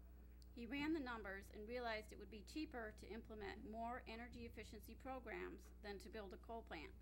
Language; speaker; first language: English; native; English